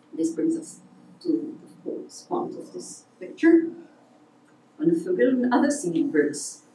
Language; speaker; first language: English; non-native, fluent; Hebrew